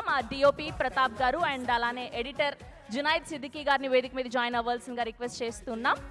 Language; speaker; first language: Telugu; native; Telugu